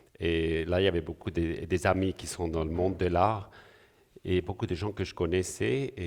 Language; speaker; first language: French; non-native, local second language; German